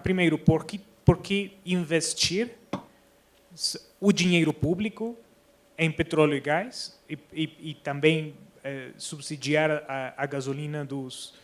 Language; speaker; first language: Portuguese; non-native, fluent; Spanish